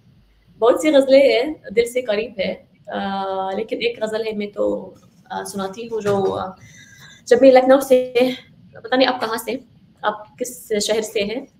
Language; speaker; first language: Hindi; non-native, fluent; Arabic